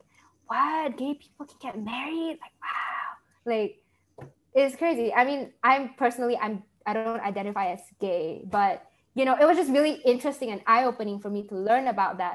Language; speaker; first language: English; non-native, local second language; Malay